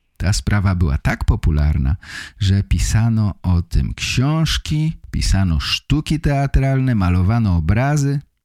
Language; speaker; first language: Polish; native; Polish